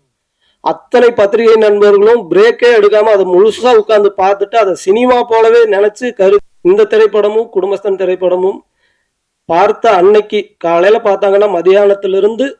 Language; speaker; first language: Tamil; native; Tamil